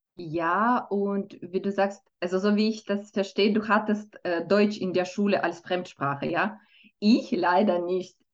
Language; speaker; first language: German; non-native, fluent; Romanian